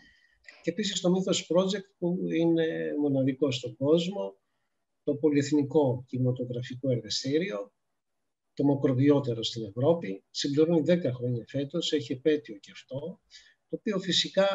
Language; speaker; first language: Greek; native; Greek